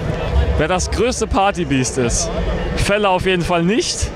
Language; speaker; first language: German; native; German